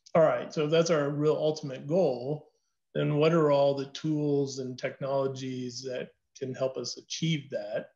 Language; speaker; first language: English; native; English